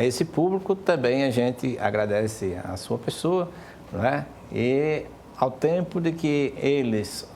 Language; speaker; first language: Portuguese; native; Portuguese